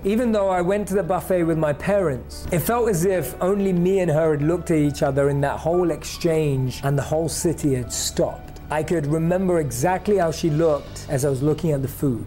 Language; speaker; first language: English; native; English